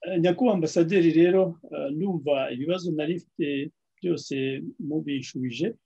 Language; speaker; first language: Kinyarwanda; native; Kinyarwanda